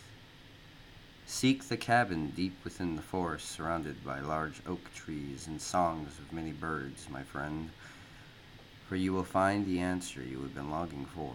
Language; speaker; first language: English; native; English